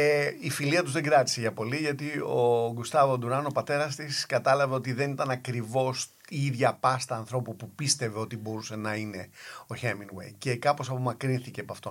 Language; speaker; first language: Greek; native; Greek